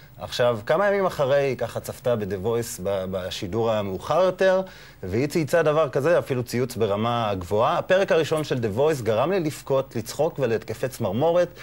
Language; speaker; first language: Hebrew; native; Hebrew